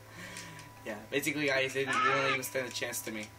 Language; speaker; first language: English; native; English